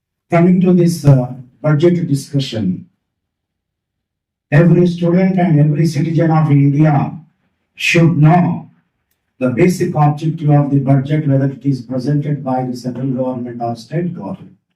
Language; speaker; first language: English; non-native, local second language; Telugu